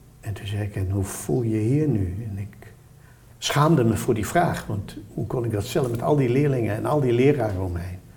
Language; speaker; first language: Dutch; native; Dutch